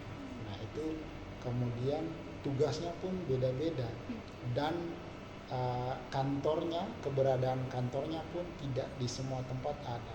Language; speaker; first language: Indonesian; native; Indonesian